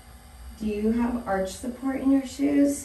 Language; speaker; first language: English; native; English